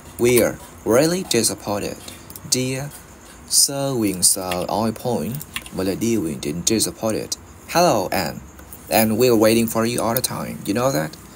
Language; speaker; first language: English; non-native, learner; Vietnamese